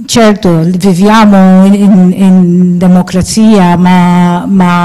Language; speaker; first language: Italian; non-native, fluent; Maltese